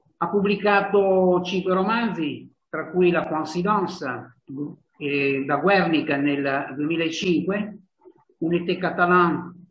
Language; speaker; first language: Italian; native; Italian